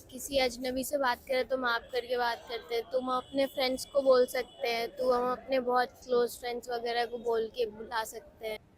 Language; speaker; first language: Hindi; native; Hindi